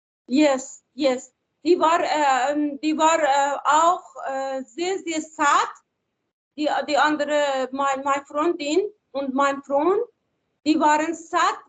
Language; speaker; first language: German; non-native, learner; Persian